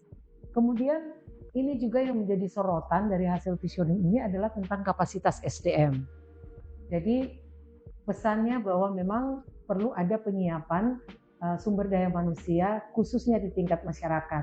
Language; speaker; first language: Indonesian; native; Indonesian